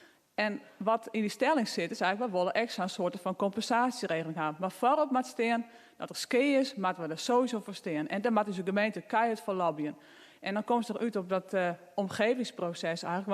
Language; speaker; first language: Dutch; non-native, local second language; Western Frisian